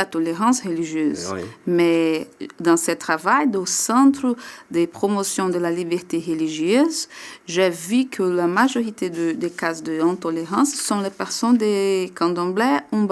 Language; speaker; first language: French; non-native, learner; Portuguese